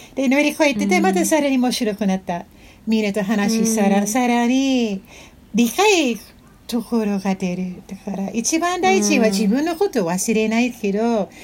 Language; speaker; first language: Japanese; non-native, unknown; English